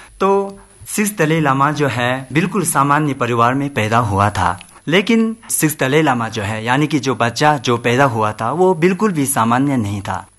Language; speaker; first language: Hindi; non-native, local second language; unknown